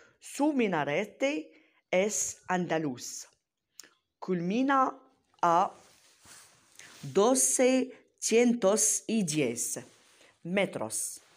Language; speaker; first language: Spanish; non-native, learner; Arabic